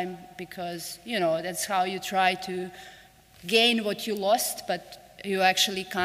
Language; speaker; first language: English; non-native, fluent; Serbian